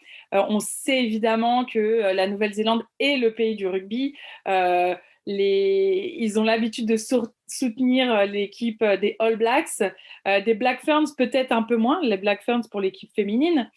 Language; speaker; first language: French; native; French